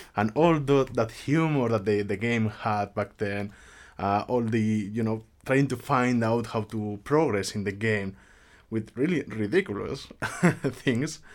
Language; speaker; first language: English; non-native, fluent; Spanish